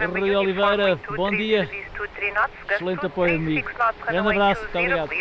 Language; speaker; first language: Portuguese; native; Portuguese